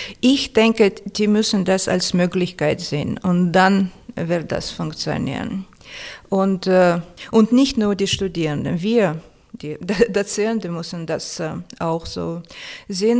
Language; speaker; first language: German; non-native, fluent; Russian